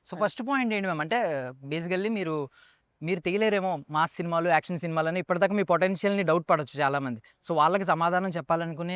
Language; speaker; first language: Telugu; native; Telugu